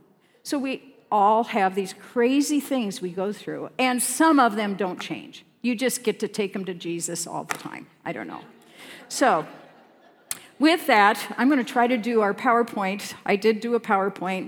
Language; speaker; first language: English; native; English